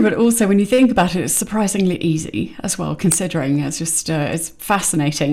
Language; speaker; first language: English; native; English